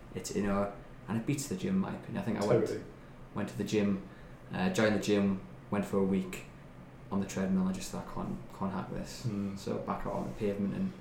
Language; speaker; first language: English; native; English